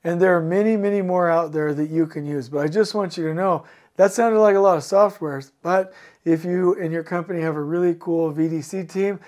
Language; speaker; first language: English; native; English